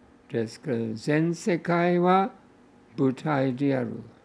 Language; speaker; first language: Japanese; non-native, fluent; English